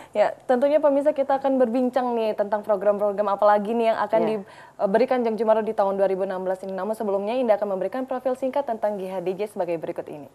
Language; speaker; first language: Indonesian; native; Indonesian